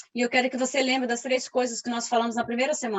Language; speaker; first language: Portuguese; native; Portuguese